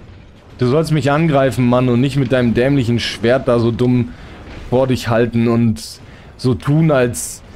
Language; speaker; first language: German; native; German